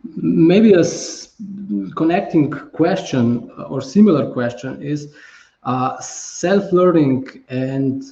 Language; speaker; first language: English; non-native, fluent; Slovenian